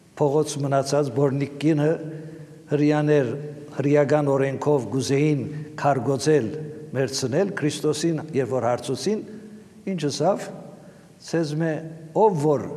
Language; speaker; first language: Armenian; early bilingual, heritage; Armenian